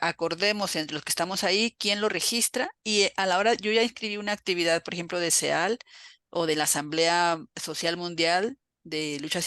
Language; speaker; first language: Spanish; native; Spanish